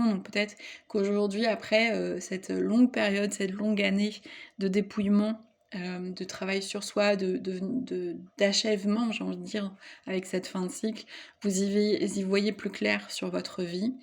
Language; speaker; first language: French; native; French